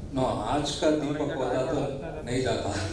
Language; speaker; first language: Hindi; non-native, local second language; Kannada